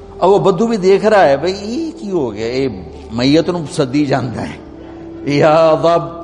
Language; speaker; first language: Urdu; non-native, local second language; Punjabi